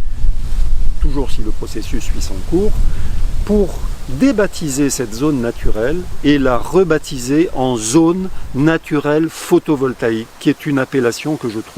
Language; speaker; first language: French; native; French